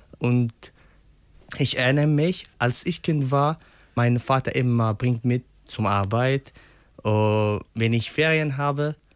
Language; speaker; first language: German; non-native, learner; Arabic